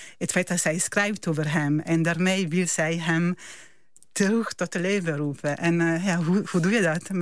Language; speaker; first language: Dutch; non-native, fluent; Italian